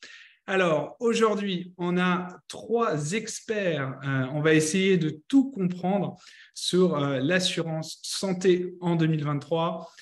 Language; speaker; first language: French; native; French